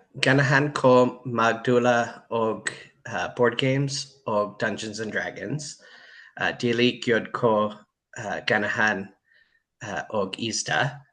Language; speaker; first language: Cebuano; non-native, learner; English